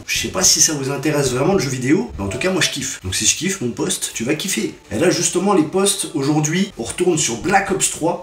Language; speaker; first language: French; native; French